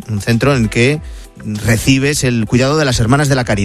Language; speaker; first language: Spanish; native; Spanish